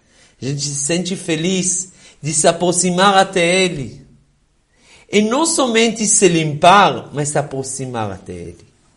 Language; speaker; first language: Portuguese; non-native, fluent; Hebrew